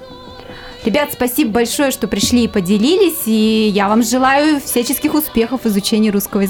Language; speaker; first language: Russian; native; Russian